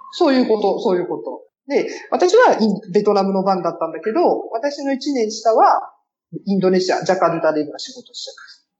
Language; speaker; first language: Japanese; native; Japanese